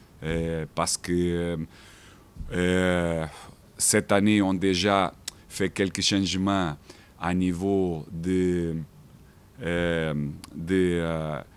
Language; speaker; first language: French; non-native, fluent; Portuguese